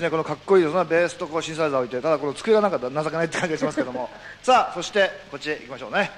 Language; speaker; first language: Japanese; native; Japanese